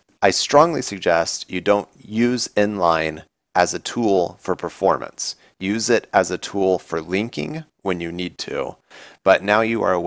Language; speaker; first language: English; native; English